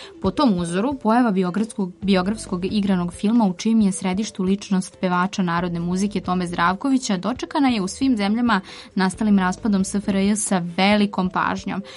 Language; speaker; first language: Serbian; native; Serbian